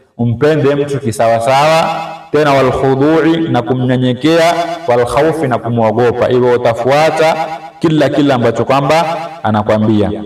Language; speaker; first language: Swahili; native; Swahili